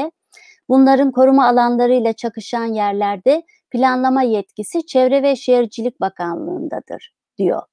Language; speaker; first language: Turkish; native; Turkish